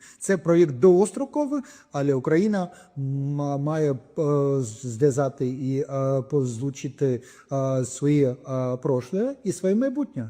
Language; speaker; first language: Ukrainian; early bilingual, heritage; Ukrainian